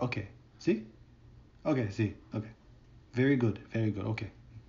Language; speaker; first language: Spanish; non-native, learner; English